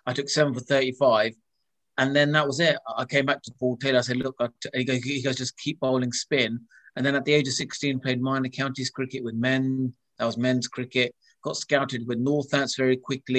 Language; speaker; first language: English; native; English